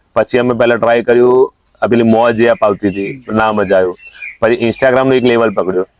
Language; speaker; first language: Gujarati; non-native, local second language; Sindhi